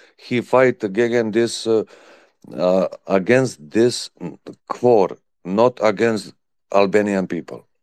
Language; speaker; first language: English; non-native, learner; Serbian